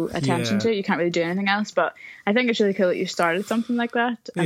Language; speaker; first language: English; native; English